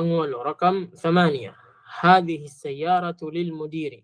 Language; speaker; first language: Arabic; non-native, fluent; Filipino